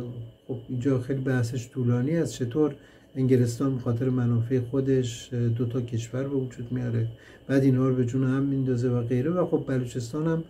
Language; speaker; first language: Persian; native; Persian